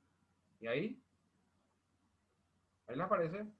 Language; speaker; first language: Spanish; native; Spanish